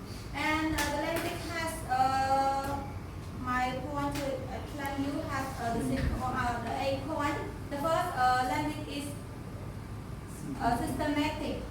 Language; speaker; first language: English; non-native, learner; Khmer